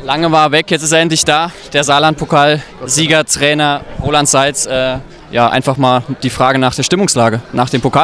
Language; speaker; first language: German; native; German